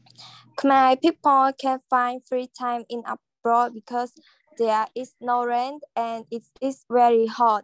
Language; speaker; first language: English; non-native, learner; Khmer